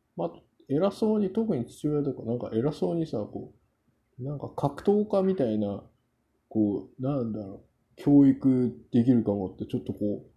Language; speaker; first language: Japanese; non-native, fluent; Korean